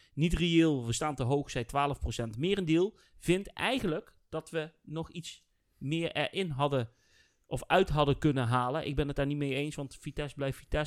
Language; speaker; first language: Dutch; native; Dutch